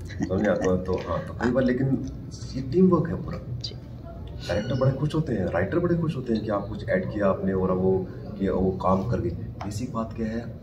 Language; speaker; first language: Hindi; native; Hindi